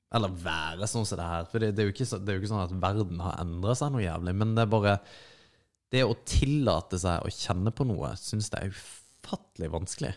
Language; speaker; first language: Norwegian; native; Norwegian